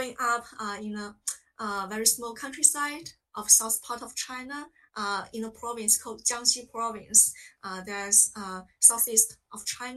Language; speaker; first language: English; non-native, fluent; Chinese